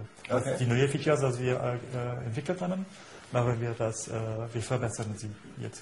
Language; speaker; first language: German; non-native, fluent; French